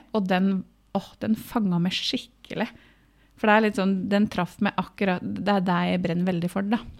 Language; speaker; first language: Norwegian; native; Norwegian